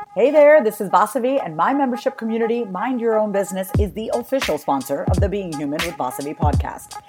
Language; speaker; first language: English; native; English